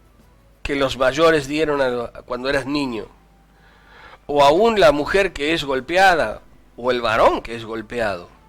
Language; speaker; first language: Spanish; native; Spanish